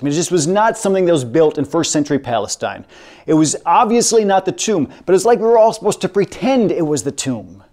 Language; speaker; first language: English; native; English